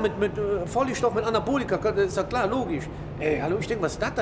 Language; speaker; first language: German; native; German